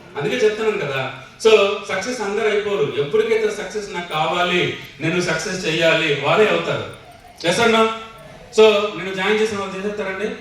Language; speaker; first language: Telugu; non-native, fluent; Hindi